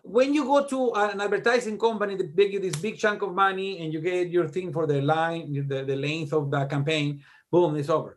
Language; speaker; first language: English; non-native, fluent; Spanish